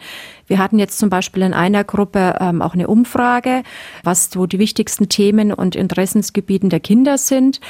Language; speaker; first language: German; native; German